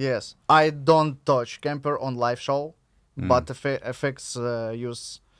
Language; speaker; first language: English; non-native, learner; Russian